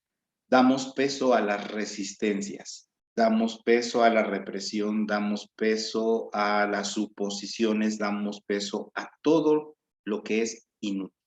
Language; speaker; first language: Spanish; native; Spanish